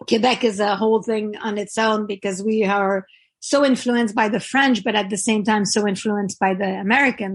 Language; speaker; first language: English; non-native, fluent; French